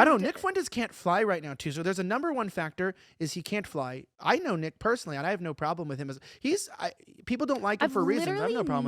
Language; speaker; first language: English; native; English